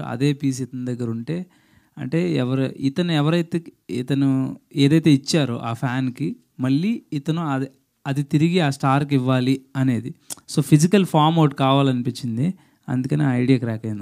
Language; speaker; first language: Telugu; native; Telugu